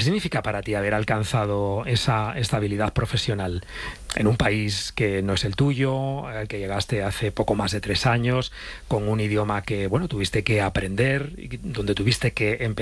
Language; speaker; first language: Spanish; native; Spanish